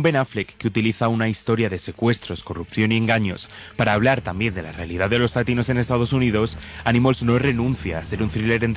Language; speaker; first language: Spanish; native; Spanish